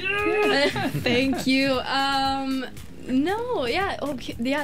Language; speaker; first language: English; non-native, fluent; Swedish